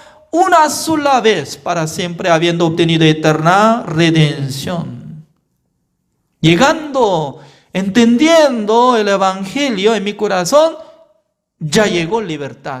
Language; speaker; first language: Spanish; non-native, fluent; Korean